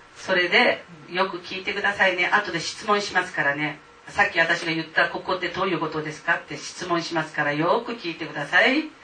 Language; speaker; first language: Japanese; non-native, fluent; Korean